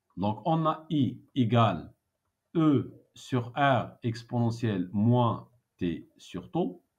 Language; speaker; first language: French; non-native, local second language; Arabic